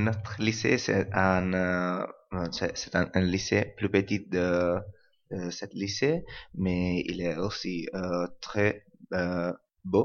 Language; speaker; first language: French; non-native, learner; Italian